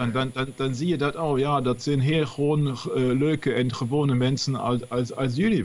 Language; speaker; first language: Dutch; non-native, learner; German